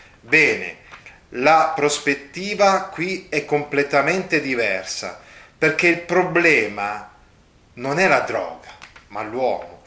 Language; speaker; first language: Italian; native; Italian